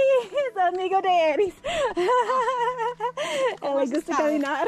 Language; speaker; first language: Spanish; non-native, learner; English